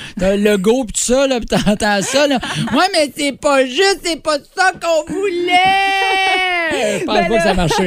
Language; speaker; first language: French; native; French